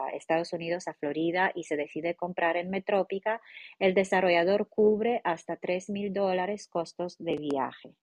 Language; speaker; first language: Spanish; non-native, fluent; Romanian